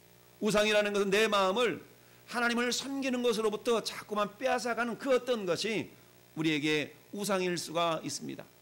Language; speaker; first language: Korean; native; Korean